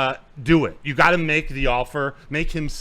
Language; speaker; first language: English; native; English